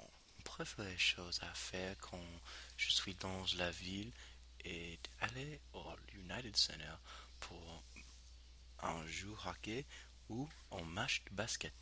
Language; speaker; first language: French; non-native, learner; English